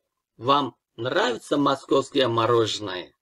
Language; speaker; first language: Russian; non-native, fluent; Turkish